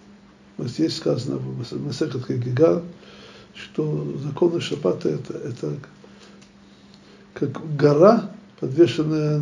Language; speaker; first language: Russian; native; Russian